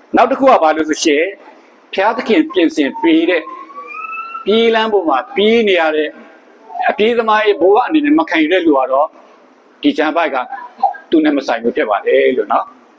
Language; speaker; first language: Burmese; non-native, local second language; S'gaw Karen